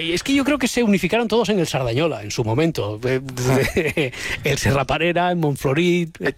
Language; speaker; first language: Spanish; native; Spanish